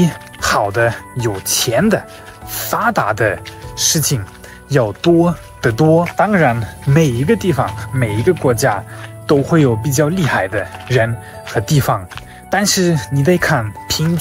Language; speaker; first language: Chinese; non-native, fluent; German